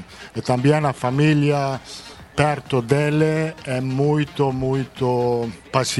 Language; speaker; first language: Spanish; non-native, fluent; Italian